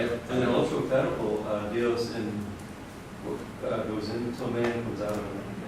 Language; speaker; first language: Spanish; non-native, learner; English